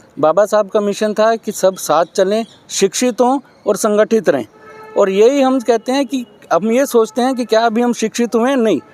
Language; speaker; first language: Hindi; native; Hindi